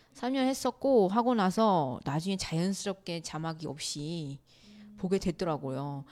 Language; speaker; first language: Korean; non-native, fluent; Chinese